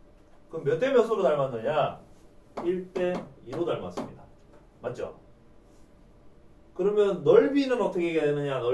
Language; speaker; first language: Korean; native; Korean